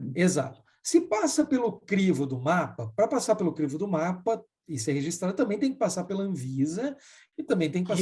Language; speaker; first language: Portuguese; native; Portuguese